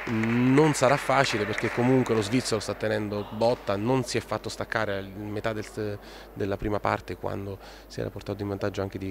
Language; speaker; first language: Italian; native; Italian